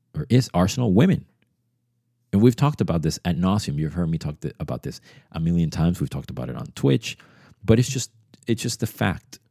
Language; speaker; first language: English; early bilingual, other home language; Spanish